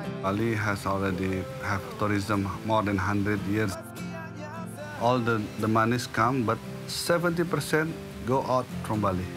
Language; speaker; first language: English; non-native, learner; Indonesian